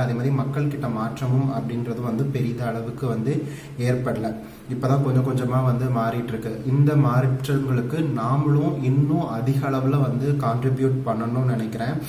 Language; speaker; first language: Tamil; native; Tamil